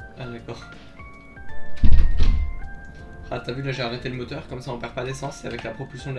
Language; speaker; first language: French; native; French